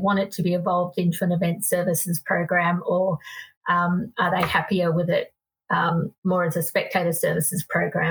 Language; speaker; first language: English; native; English